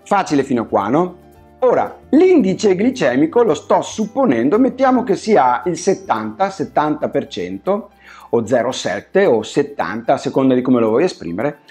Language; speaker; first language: Italian; native; Italian